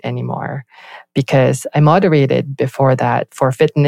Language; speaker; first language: English; non-native, local second language; Filipino